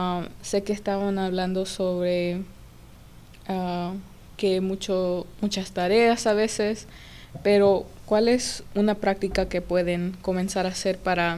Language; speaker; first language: Spanish; early bilingual, heritage; English